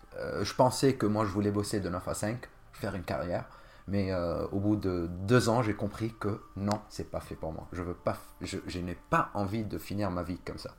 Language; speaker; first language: French; non-native, local second language; Arabic